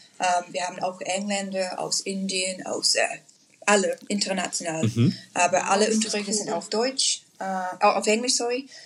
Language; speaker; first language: German; non-native, learner; English